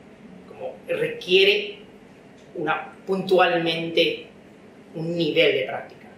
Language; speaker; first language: Spanish; non-native, fluent; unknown